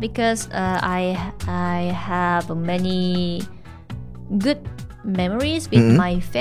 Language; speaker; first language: English; non-native, learner; Korean